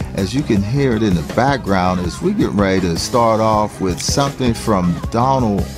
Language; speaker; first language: English; native; English